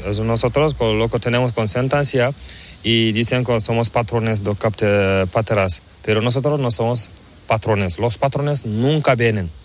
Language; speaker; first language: Spanish; non-native, learner; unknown